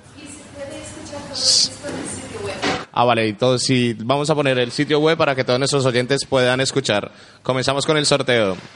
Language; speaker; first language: Spanish; native; Spanish